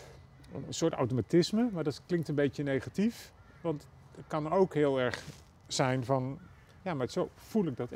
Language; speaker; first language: Dutch; native; Dutch